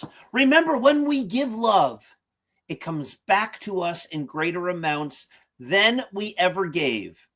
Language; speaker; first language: English; native; English